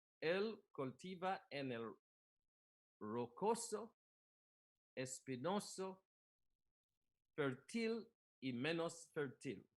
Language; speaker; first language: Spanish; non-native, learner; English